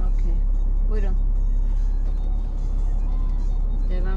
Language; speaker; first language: Turkish; non-native, fluent; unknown